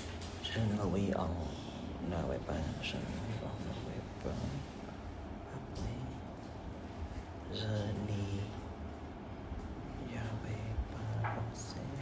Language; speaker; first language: French; non-native, learner; Vietnamese